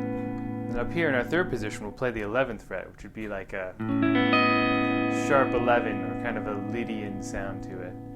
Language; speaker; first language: English; native; English